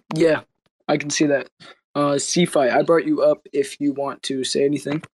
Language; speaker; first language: English; native; English